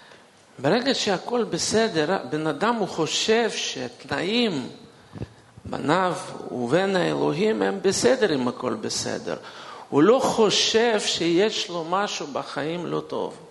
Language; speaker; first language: Hebrew; non-native, fluent; Russian